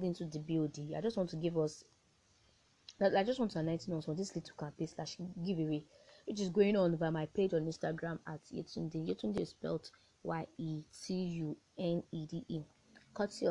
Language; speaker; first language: English; non-native, local second language; Yoruba